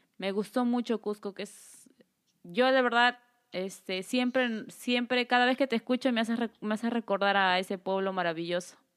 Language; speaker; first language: Spanish; native; Spanish